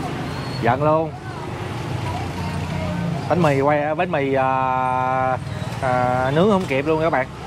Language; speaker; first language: Vietnamese; native; Vietnamese